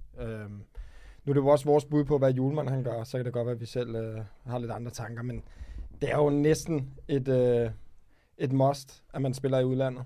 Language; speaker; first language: Danish; native; Danish